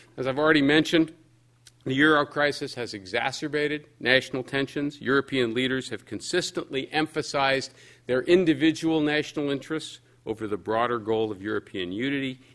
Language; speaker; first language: English; native; English